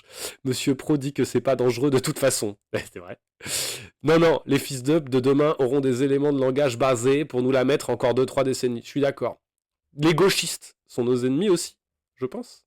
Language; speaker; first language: French; native; French